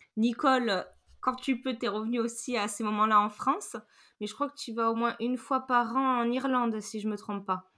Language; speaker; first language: French; native; French